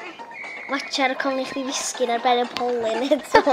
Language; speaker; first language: Welsh; native; Welsh